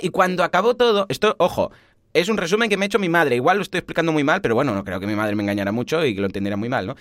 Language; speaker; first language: Spanish; native; Spanish